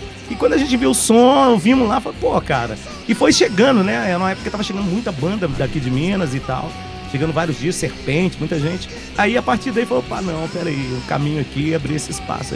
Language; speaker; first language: Portuguese; native; Portuguese